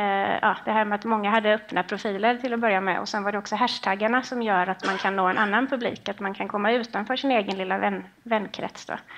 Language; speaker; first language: Swedish; native; Swedish